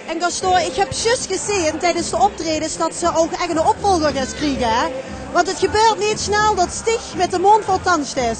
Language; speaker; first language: Dutch; native; Dutch